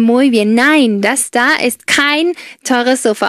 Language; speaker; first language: German; non-native, fluent; Spanish